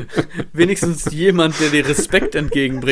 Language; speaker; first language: German; native; German